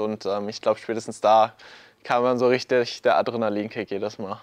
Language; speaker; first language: German; native; German